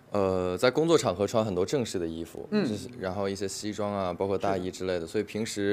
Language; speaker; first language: Chinese; native; Chinese